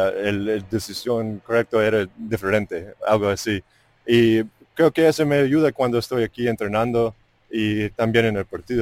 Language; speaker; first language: Spanish; non-native, fluent; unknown